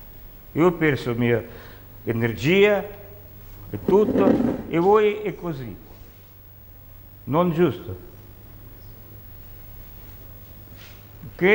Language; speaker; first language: Italian; non-native, learner; Russian